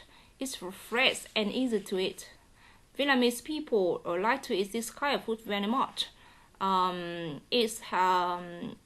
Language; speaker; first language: English; non-native, learner; Vietnamese